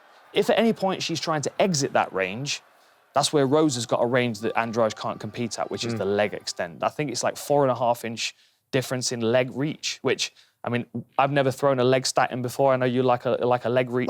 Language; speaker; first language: English; native; English